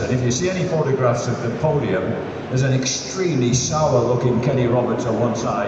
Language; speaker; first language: English; native; English